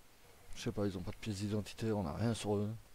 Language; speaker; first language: French; native; French